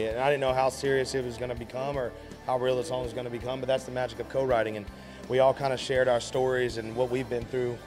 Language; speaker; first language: English; native; English